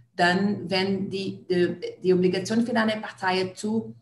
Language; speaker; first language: German; non-native, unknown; Portuguese